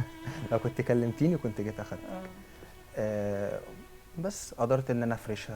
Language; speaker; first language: Arabic; native; Arabic